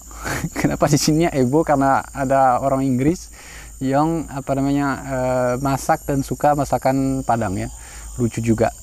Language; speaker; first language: Indonesian; non-native, fluent; French